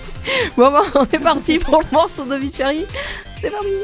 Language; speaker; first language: French; native; French